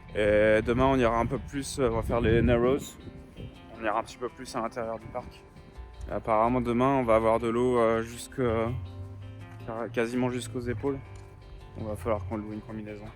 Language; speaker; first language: French; native; French